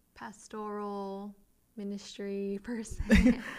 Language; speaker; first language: English; native; English